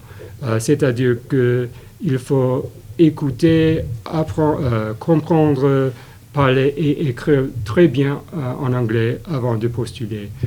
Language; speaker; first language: French; non-native, fluent; English